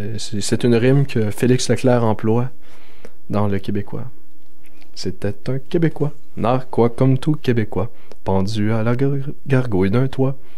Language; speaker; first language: French; native; French